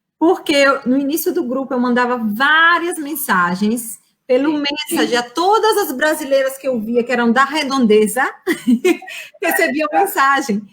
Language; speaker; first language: Portuguese; native; Portuguese